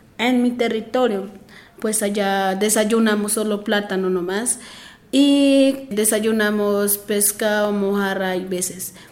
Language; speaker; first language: Spanish; non-native, local second language; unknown